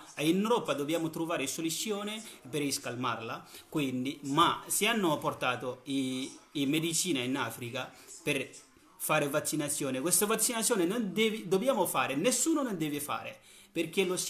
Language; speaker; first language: Italian; non-native, learner; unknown